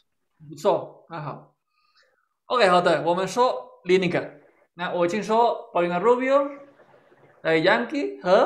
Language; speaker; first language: Chinese; non-native, fluent; Spanish